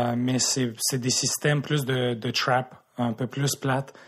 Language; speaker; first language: French; native; French